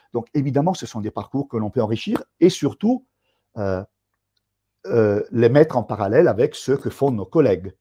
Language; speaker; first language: French; non-native, fluent; Italian